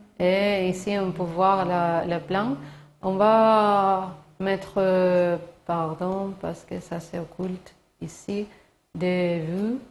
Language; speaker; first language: French; non-native, learner; Spanish